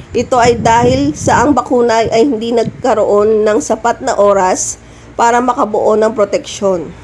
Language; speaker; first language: Filipino; native; Filipino